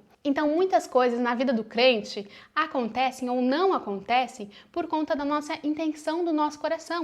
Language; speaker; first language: Portuguese; native; Portuguese